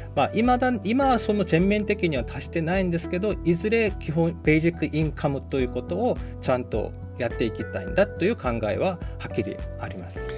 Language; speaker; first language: Japanese; non-native, fluent; Korean